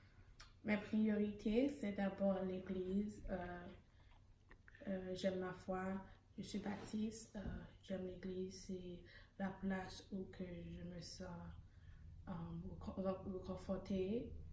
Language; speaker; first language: French; early bilingual, heritage; Haitian Creole